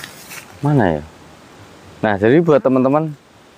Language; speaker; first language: Indonesian; native; Indonesian